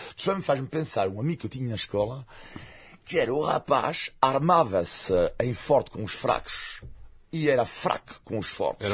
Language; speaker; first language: Portuguese; non-native, fluent; French